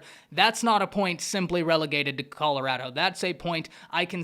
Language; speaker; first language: English; native; English